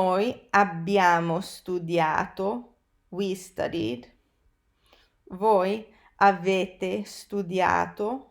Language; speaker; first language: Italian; non-native, fluent; English